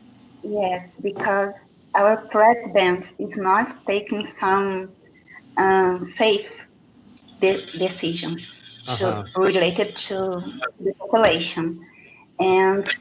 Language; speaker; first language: English; non-native, fluent; Portuguese